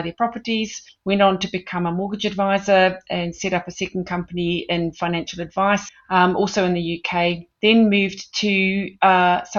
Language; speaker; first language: English; native; English